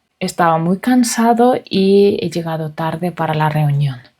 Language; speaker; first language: Spanish; non-native, fluent; Russian